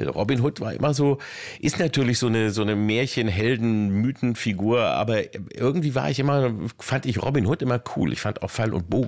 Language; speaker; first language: German; native; German